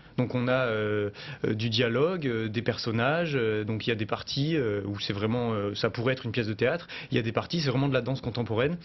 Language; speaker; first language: French; native; French